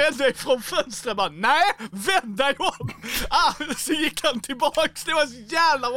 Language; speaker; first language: Swedish; native; Swedish